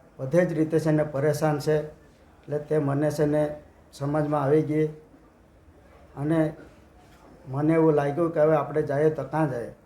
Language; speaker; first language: Gujarati; non-native, local second language; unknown